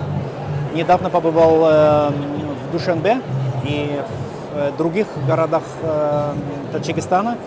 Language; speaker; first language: Russian; non-native, fluent; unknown